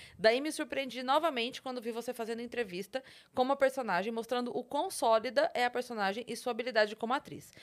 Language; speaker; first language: Portuguese; native; Portuguese